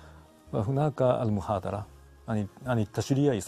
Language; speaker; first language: Arabic; non-native, fluent; Japanese